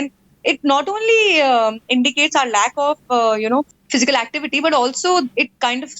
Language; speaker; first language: English; non-native, local second language; Hindi